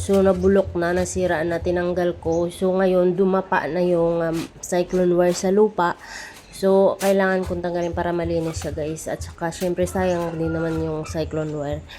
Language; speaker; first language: Filipino; non-native, local second language; Cebuano